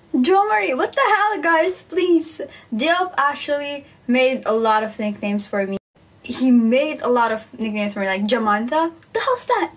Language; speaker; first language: English; non-native, local second language; Filipino